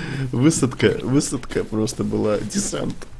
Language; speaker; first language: Russian; native; Russian